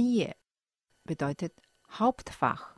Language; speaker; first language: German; non-native, fluent; Chinese